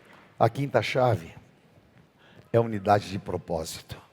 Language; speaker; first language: Portuguese; native; Portuguese